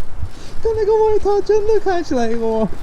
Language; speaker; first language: Chinese; non-native, learner; English